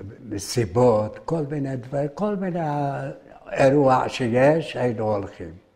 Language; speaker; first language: Hebrew; early bilingual, other home language; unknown